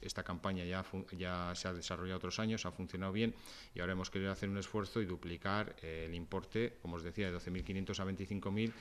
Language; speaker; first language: Spanish; native; Spanish